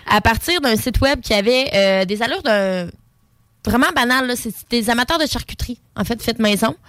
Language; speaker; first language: French; native; French